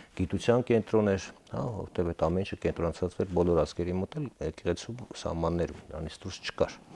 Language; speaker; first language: Armenian; native; Armenian